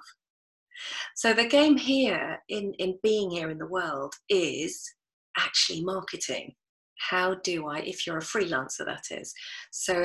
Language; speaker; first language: English; native; English